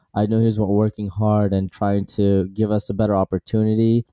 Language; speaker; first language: English; early bilingual, other home language; Assyrian Neo-Aramaic